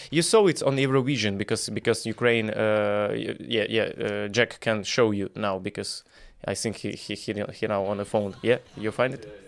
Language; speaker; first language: English; non-native, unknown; Ukrainian